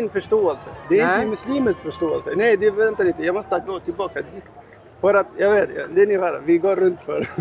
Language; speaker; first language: Swedish; non-native, learner; Arabic